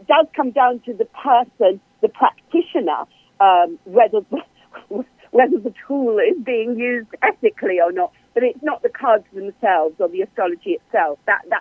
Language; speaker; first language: English; native; English